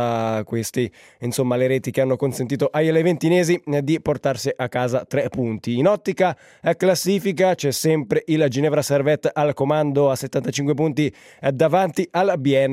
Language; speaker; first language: Italian; native; Italian